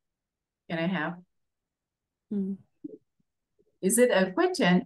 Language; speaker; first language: English; non-native, fluent; Vietnamese